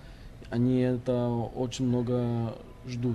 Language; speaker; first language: Russian; non-native, learner; Greek